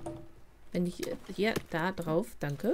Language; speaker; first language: German; native; German